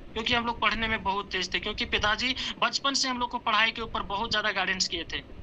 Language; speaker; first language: Hindi; native; Hindi